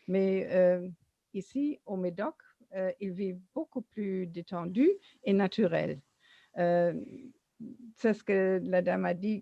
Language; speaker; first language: French; non-native, fluent; German